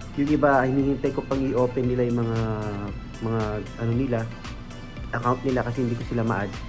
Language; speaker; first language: Filipino; non-native, local second language; Pampanga